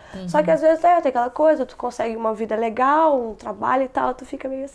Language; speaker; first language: Portuguese; non-native, local second language; Kabuverdianu